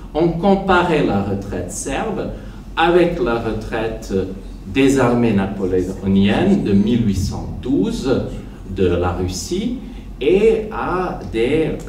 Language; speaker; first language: French; non-native, fluent; Serbian